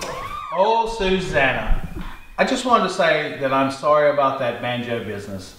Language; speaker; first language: English; native; English